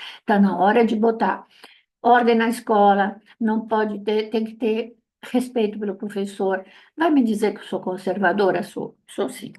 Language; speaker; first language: Portuguese; non-native, fluent; Italian